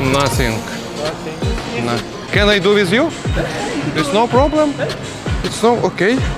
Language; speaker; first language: English; non-native, learner; Russian